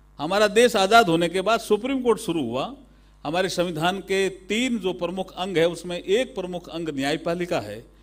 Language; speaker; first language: Hindi; native; Hindi